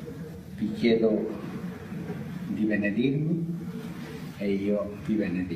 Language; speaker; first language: Italian; non-native, fluent; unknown